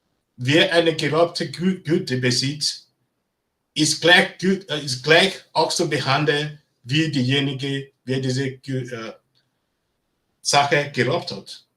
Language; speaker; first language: German; non-native, learner; Bini